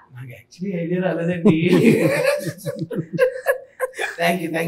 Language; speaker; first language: Telugu; native; Telugu